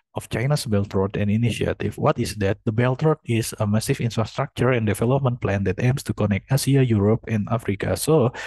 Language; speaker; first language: English; non-native, fluent; Indonesian